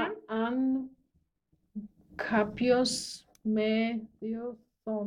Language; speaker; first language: Greek; non-native, learner; German